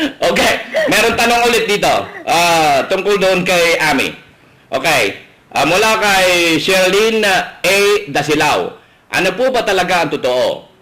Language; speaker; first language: Filipino; native; Filipino